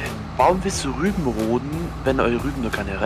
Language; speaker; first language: German; native; German